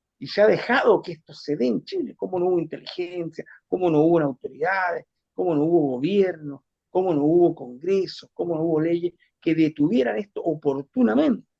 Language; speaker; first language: Spanish; native; Spanish